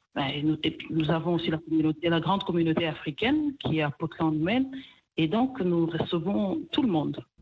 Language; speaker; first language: French; non-native, local second language; Kinyarwanda